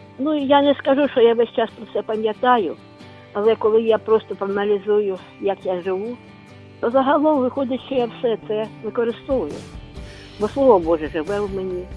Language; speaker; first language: Ukrainian; non-native, local second language; Russian